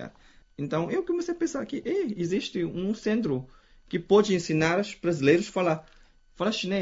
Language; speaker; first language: Portuguese; non-native, fluent; Chinese